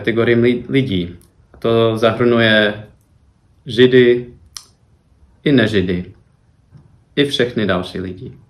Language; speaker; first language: Czech; non-native, fluent; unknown